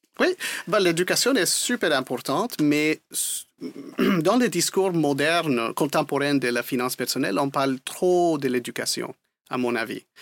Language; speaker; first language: French; non-native, fluent; Spanish